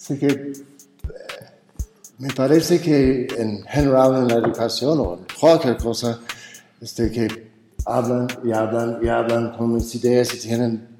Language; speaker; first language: Spanish; non-native, fluent; English